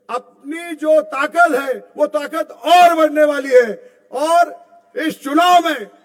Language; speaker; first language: Hindi; non-native, local second language; Marathi